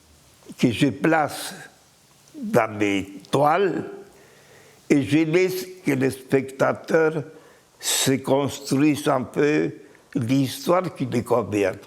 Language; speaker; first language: French; non-native, fluent; Spanish